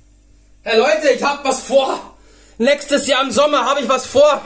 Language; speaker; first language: German; native; German